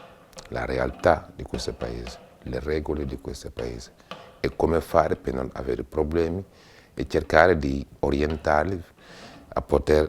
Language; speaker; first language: Italian; non-native, fluent; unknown